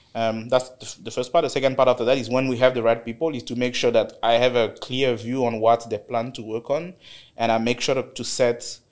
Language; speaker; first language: English; non-native, fluent; French